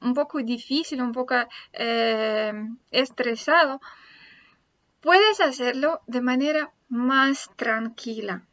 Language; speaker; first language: Spanish; non-native, fluent; Russian